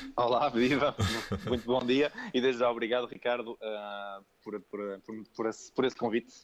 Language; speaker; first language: Portuguese; early bilingual, other home language; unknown